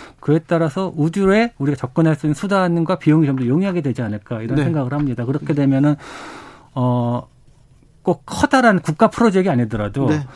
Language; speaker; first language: Korean; native; Korean